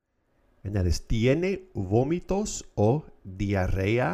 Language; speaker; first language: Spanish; non-native, fluent; English